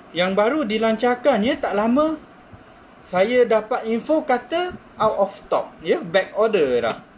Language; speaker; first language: Malay; non-native, local second language; Chinese